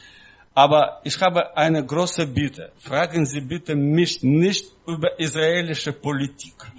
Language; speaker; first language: German; non-native, learner; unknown